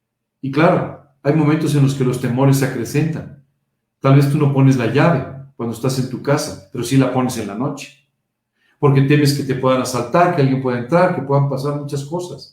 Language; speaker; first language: Spanish; native; Spanish